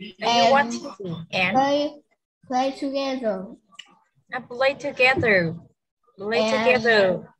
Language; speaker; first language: English; non-native, fluent; Vietnamese